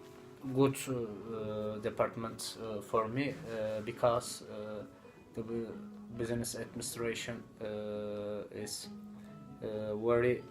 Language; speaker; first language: English; non-native, learner; Turkish